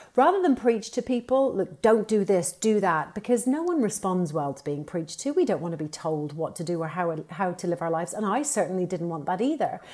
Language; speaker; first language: English; native; English